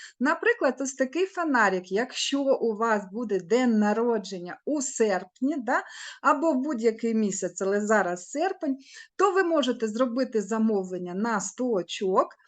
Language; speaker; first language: Ukrainian; non-native, local second language; Russian